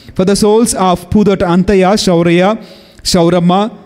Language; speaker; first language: English; non-native, local second language; Telugu